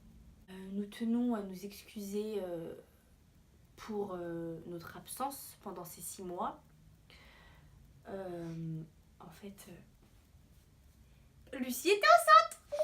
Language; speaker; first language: French; native; French